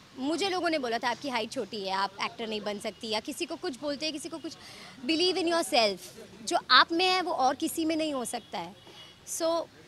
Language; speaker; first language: Hindi; native; Hindi